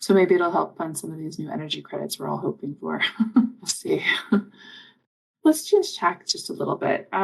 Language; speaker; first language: English; native; English